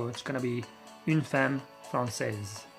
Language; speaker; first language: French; non-native, learner; English